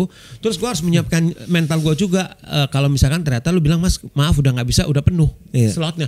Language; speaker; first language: Indonesian; native; Indonesian